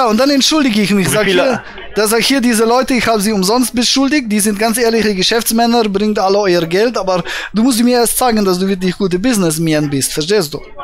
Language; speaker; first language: German; native; German